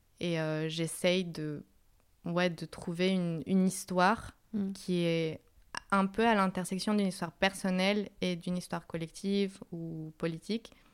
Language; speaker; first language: French; non-native, fluent; Spanish